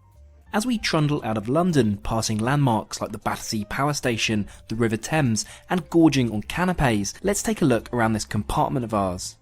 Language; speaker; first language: English; native; English